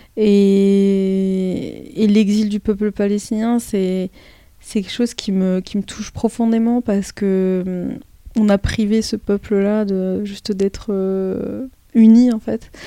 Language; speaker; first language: French; early bilingual, other home language; Arabic